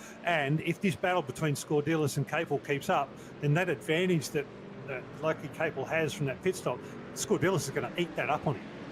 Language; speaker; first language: English; native; English